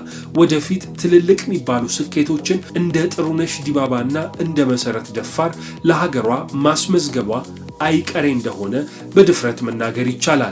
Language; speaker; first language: Amharic; native; Amharic